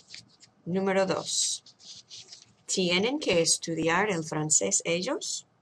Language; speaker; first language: Spanish; non-native, fluent; English